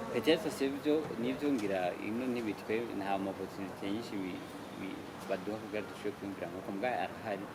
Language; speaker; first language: Rundi; early bilingual, heritage; Rundi